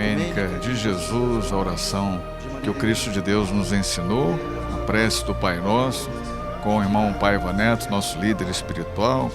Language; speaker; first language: Portuguese; native; Portuguese